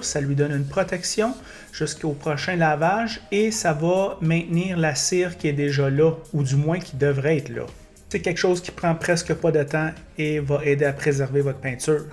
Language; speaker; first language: French; native; French